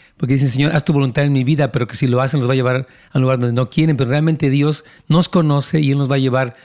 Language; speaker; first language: Spanish; native; Spanish